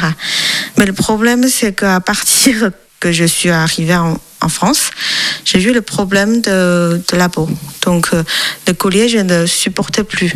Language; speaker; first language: French; non-native, learner; Chinese